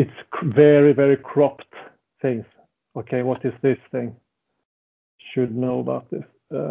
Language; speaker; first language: English; non-native, fluent; Swedish